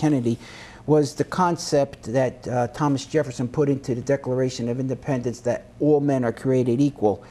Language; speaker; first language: English; native; English